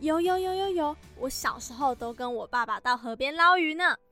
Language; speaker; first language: Chinese; native; Chinese